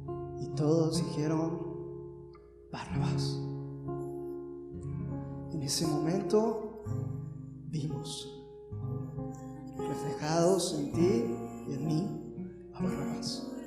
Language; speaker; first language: Spanish; native; Spanish